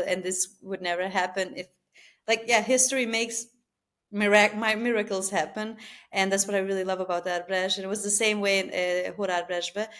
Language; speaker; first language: English; non-native, fluent; Albanian